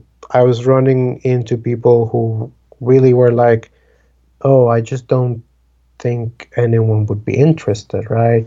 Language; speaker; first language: English; non-native, fluent; Spanish